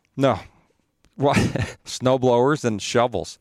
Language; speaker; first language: English; native; English